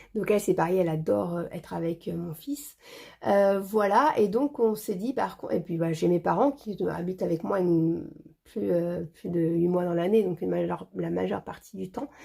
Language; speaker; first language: French; early bilingual, other home language; Portuguese